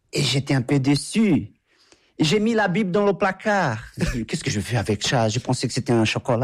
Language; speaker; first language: French; non-native, fluent; Portuguese